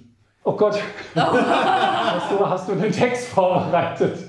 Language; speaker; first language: German; native; German